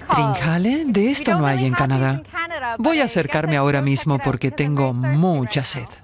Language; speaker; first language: Spanish; non-native, fluent; English